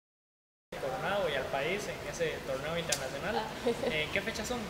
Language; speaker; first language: Spanish; native; Spanish